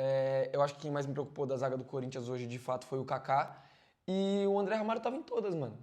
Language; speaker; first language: Portuguese; native; Portuguese